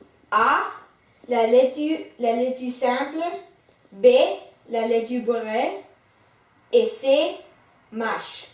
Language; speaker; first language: French; non-native, learner; English